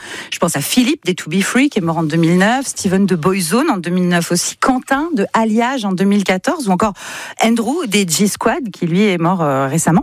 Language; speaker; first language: French; native; French